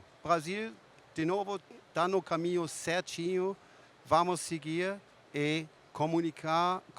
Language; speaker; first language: Portuguese; non-native, fluent; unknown